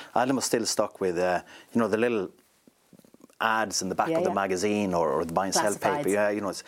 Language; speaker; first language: English; non-native, fluent; Swedish